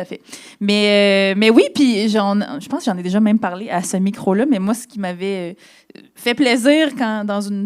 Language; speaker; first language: French; native; French